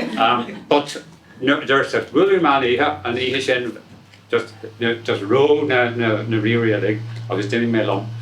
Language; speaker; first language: Irish; non-native, local second language; English